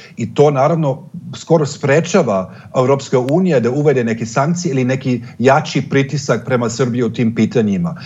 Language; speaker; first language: Serbian; non-native, fluent; German